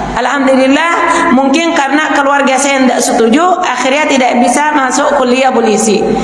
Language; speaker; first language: Indonesian; non-native, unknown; Arabic